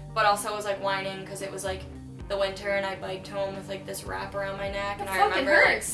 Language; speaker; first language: English; native; English